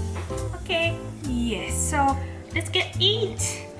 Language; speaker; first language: English; non-native, learner; Japanese